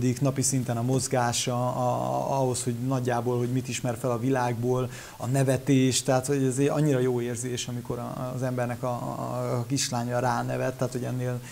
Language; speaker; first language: Hungarian; native; Hungarian